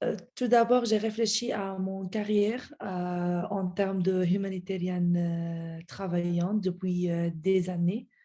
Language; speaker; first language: French; non-native, fluent; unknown